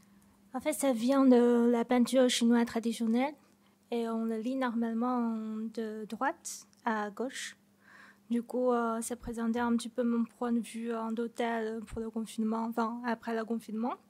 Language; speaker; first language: French; non-native, fluent; Chinese